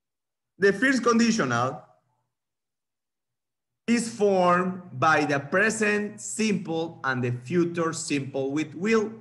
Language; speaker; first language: English; non-native, fluent; Spanish